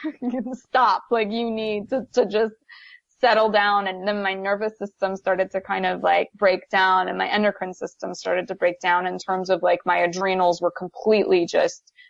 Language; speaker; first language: English; native; English